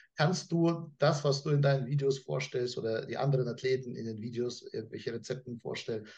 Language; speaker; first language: German; non-native, fluent; Russian